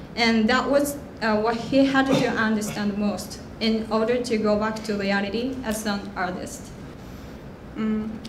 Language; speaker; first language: English; non-native, fluent; Japanese